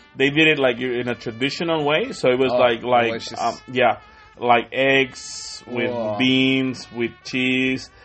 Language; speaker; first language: English; non-native, fluent; Spanish